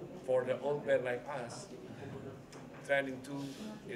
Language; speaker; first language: English; non-native, learner; Indonesian